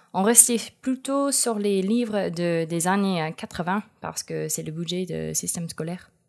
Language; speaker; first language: French; non-native, fluent; English